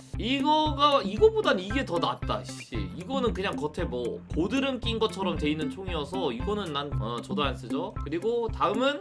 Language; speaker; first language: Korean; native; Korean